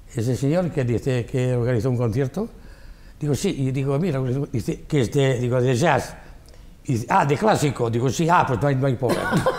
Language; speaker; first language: Spanish; non-native, local second language; Catalan